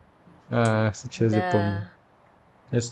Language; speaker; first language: Russian; non-native, fluent; Spanish